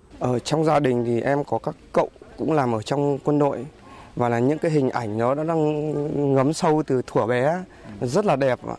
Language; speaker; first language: Vietnamese; non-native, local second language; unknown